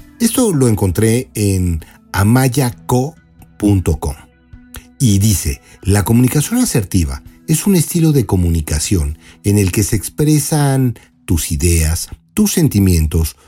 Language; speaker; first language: Spanish; native; Spanish